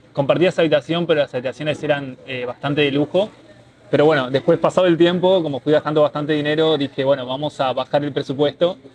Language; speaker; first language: Spanish; native; Spanish